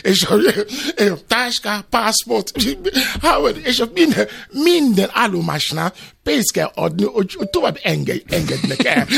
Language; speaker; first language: Hungarian; non-native, learner; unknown